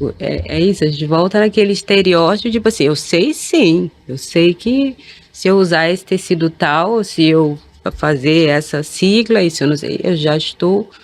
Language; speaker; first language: Portuguese; early bilingual, other home language; Kabuverdianu